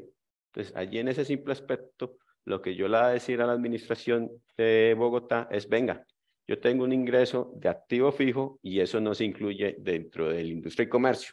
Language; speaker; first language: Spanish; native; Spanish